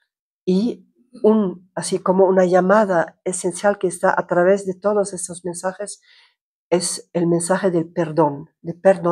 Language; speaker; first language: Spanish; non-native, fluent; Croatian